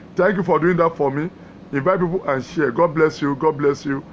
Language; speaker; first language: English; non-native, local second language; Yoruba